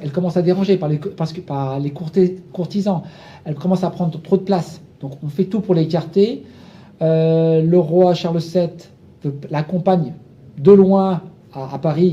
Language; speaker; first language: French; native; French